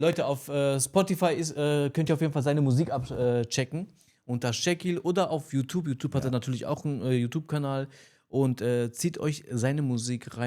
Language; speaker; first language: German; early bilingual, heritage; Romany